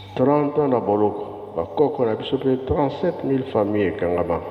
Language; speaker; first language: Lingala; non-native, local second language; Kongo